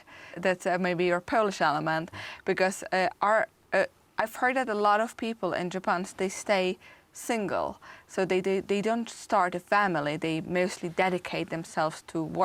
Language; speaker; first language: English; non-native, fluent; Polish